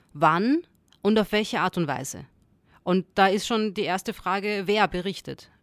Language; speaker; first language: German; early bilingual, other home language; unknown